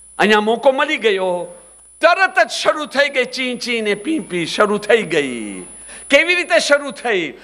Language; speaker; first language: Gujarati; early bilingual, heritage; Gujarati